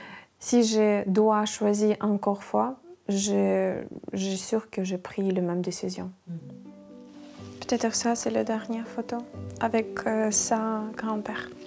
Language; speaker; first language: French; non-native, learner; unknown